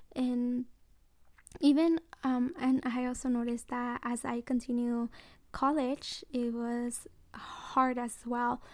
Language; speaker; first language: English; early bilingual, other home language; Mixtepec Mixtec